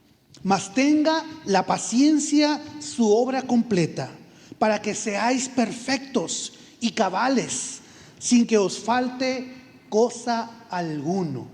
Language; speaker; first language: Spanish; native; Spanish